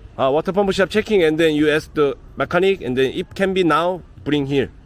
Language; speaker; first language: English; non-native, learner; Korean